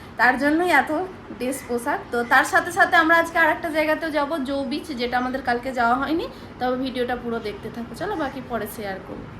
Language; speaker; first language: Bangla; native; Bangla